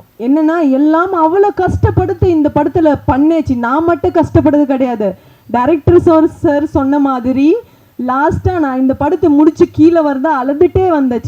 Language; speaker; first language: Tamil; non-native, learner; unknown